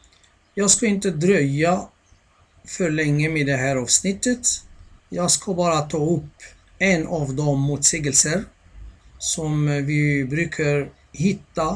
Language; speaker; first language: Swedish; non-native, fluent; Arabic